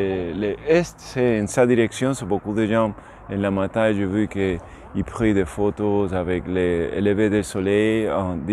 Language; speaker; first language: French; non-native, learner; Spanish